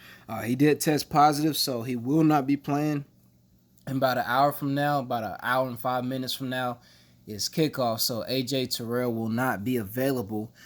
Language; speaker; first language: English; native; English